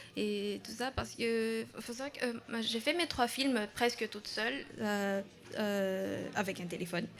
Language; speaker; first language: French; non-native, local second language; Malagasy